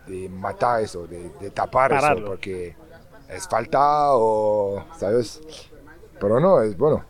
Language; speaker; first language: Spanish; non-native, learner; French